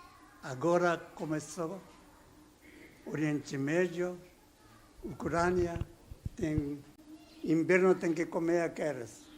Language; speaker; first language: Portuguese; non-native, learner; Japanese